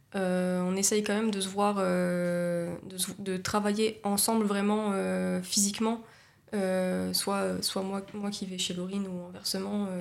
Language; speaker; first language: French; native; French